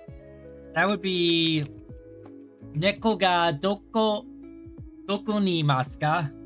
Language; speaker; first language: Japanese; non-native, learner; English